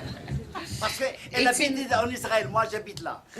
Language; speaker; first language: French; non-native, learner; English